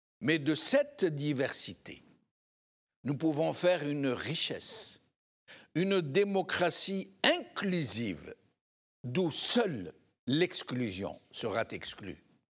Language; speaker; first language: French; non-native, local second language; Arabic